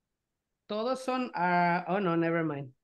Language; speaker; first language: English; non-native, fluent; Spanish